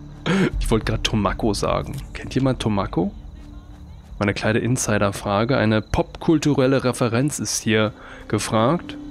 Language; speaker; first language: German; native; German